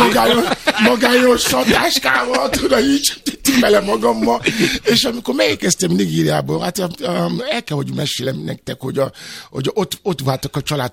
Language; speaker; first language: Hungarian; non-native, fluent; Yoruba